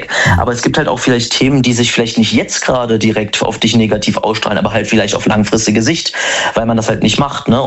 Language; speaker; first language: German; native; German